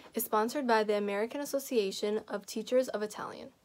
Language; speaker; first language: English; native; English